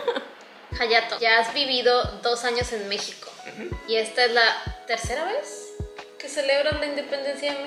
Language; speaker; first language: Spanish; native; Spanish